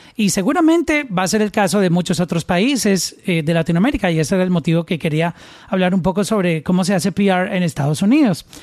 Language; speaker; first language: Spanish; native; Spanish